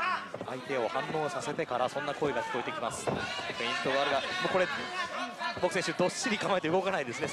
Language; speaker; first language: Japanese; native; Japanese